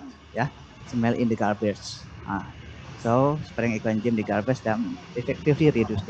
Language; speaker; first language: English; non-native, learner; Indonesian